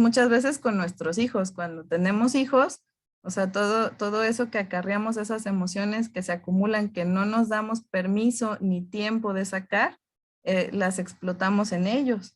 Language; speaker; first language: Spanish; native; Spanish